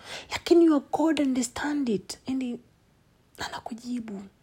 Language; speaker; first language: English; non-native, local second language; Swahili